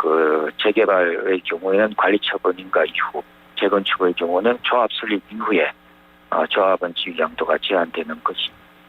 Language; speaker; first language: Korean; native; Korean